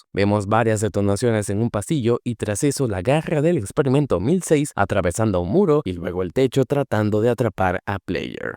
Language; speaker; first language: Spanish; native; Spanish